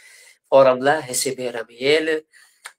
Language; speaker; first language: Portuguese; non-native, fluent; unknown